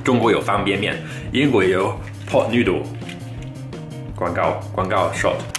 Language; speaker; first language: Chinese; non-native, fluent; English